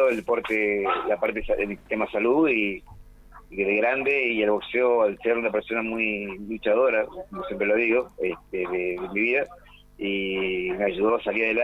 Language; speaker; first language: Spanish; native; Spanish